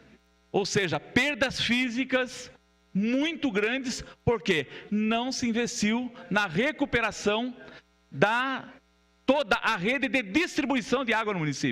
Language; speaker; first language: Portuguese; native; Portuguese